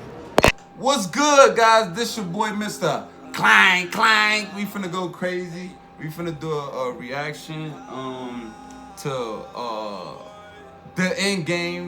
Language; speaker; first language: English; native; English